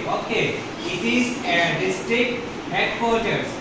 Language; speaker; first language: English; non-native, local second language; Bangla